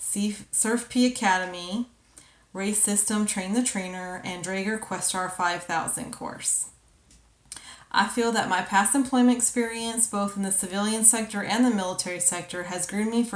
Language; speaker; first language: English; native; English